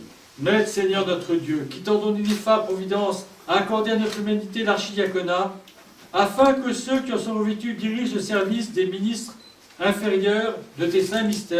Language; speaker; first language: French; native; French